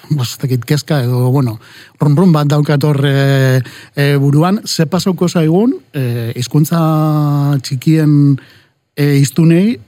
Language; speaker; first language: Basque; non-native, local second language; Spanish